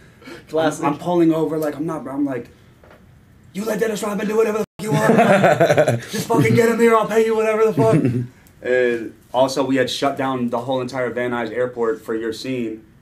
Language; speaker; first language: English; native; English